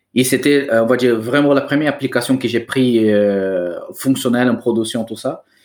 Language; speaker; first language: French; non-native, fluent; Portuguese